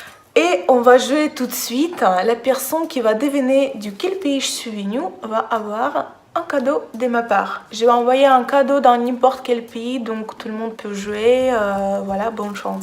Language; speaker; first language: French; non-native, fluent; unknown